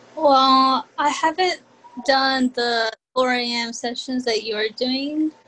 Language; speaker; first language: English; early bilingual, other home language; Spanish